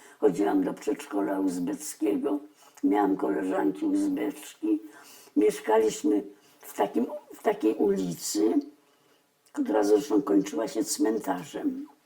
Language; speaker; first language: Polish; early bilingual, other home language; Russian